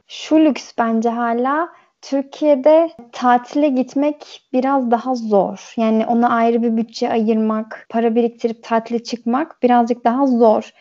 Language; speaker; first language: Turkish; early bilingual, heritage; Turkish